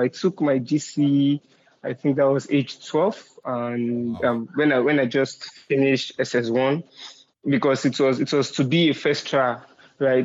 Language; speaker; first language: English; non-native, local second language; Yoruba